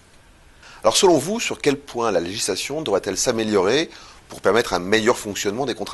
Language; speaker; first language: French; native; French